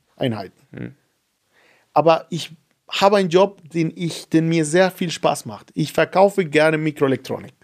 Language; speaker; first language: German; non-native, fluent; Spanish